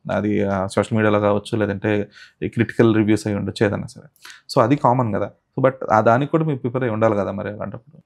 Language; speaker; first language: Telugu; native; Telugu